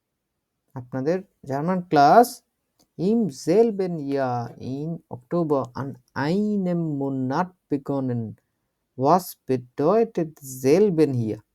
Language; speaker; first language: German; non-native, learner; Bangla